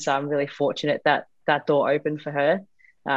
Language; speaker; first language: English; native; English